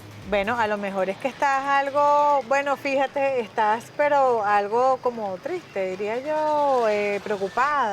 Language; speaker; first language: Spanish; native; Spanish